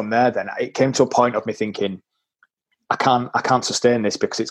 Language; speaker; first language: English; native; English